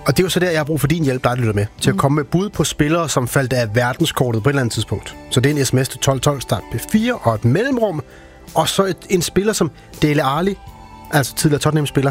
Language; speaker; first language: Danish; native; Danish